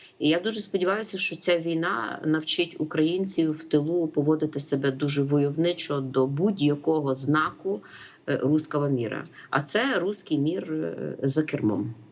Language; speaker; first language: Ukrainian; native; Ukrainian